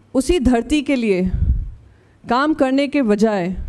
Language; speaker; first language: Hindi; native; Hindi